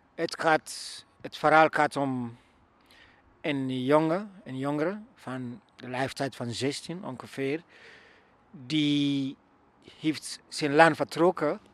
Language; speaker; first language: Dutch; non-native, learner; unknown